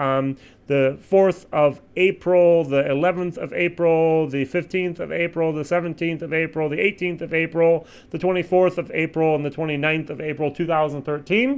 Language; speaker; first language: English; native; English